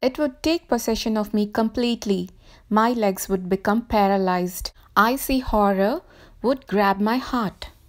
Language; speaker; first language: English; non-native, local second language; Tamil